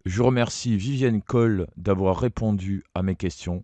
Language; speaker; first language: French; native; French